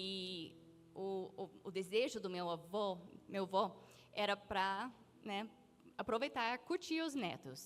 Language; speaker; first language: Portuguese; non-native, fluent; English